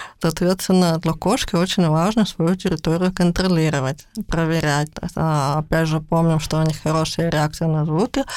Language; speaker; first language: Russian; native; Russian